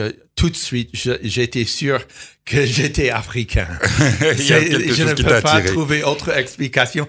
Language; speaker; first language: French; non-native, fluent; English